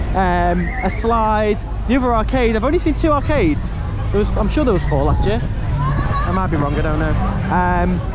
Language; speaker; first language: English; native; English